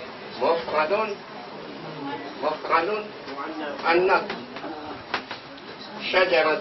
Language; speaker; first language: Arabic; non-native, learner; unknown